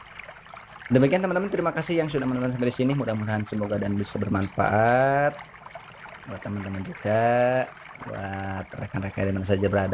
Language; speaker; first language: Indonesian; non-native, local second language; Sundanese